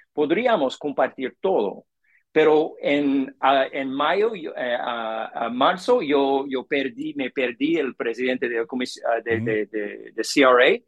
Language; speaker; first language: Spanish; non-native, learner; English